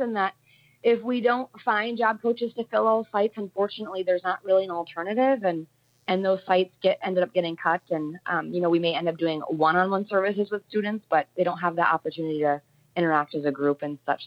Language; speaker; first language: English; native; English